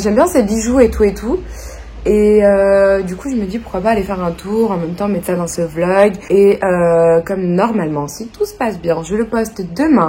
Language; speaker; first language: French; native; French